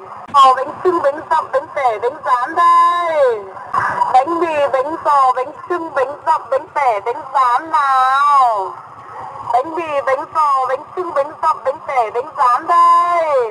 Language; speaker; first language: Vietnamese; native; Vietnamese